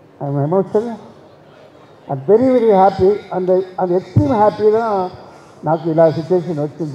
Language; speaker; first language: Telugu; non-native, learner; Tamil